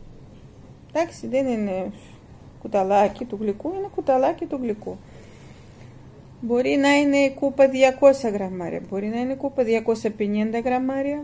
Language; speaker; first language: Greek; non-native, fluent; Russian